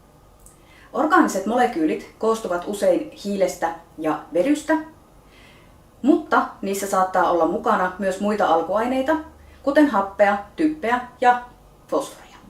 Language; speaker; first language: Finnish; native; Finnish